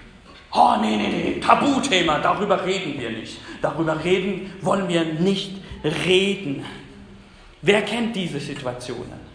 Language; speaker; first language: German; non-native, fluent; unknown